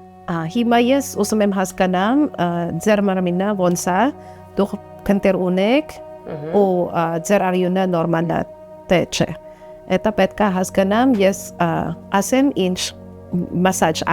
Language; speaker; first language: Armenian; non-native, learner; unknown